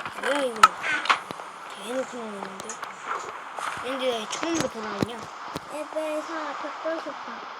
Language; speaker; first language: Korean; native; Korean